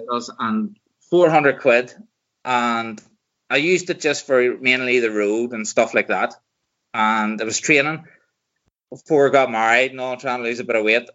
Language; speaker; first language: English; native; English